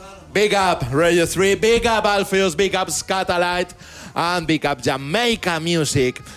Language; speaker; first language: English; non-native, fluent; Spanish